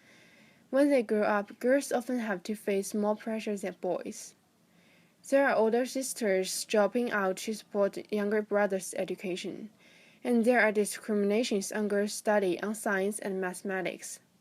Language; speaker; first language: English; non-native, fluent; Chinese